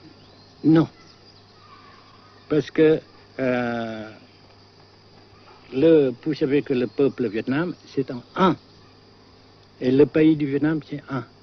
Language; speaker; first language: French; non-native, local second language; Vietnamese